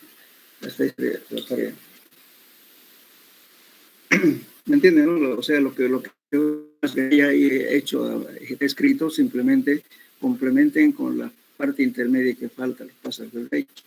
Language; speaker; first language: Spanish; native; Spanish